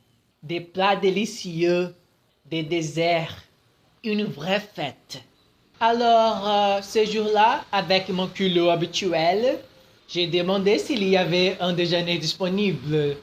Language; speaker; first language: French; non-native, fluent; Portuguese